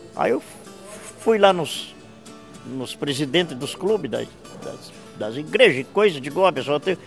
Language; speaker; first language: Portuguese; native; Portuguese